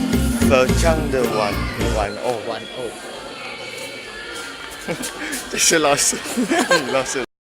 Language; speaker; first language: Chinese; non-native, learner; Indonesian